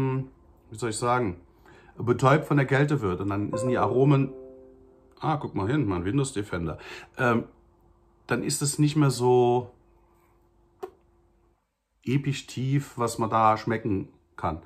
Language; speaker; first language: German; native; German